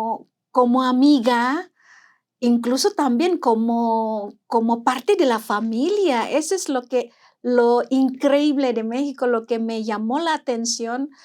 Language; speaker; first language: Spanish; non-native, fluent; Indonesian